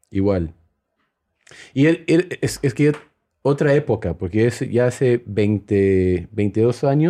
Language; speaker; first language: Spanish; early bilingual, heritage; Spanish